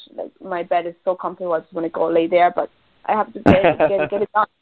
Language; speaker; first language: English; early bilingual, other home language; Spanish